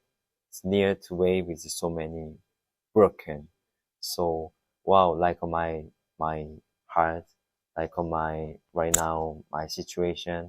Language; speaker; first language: English; non-native, learner; Korean